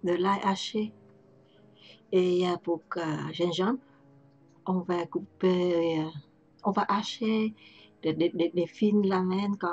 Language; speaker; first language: French; non-native, learner; Vietnamese